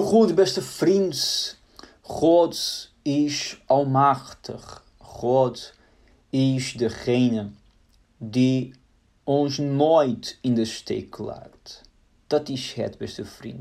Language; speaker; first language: Dutch; non-native, fluent; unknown